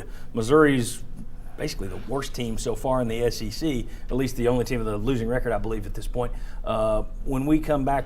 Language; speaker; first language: English; native; English